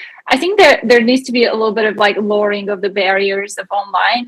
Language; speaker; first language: English; native; English